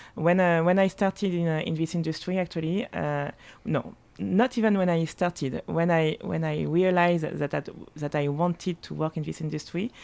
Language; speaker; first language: English; non-native, fluent; French